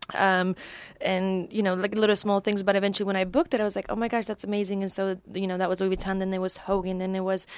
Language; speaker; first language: English; early bilingual, other home language; Polish